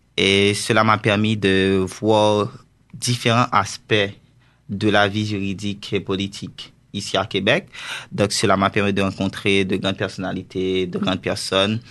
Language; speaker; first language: French; non-native, local second language; Haitian Creole